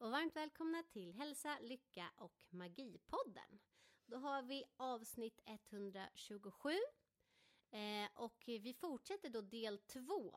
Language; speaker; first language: Swedish; native; Swedish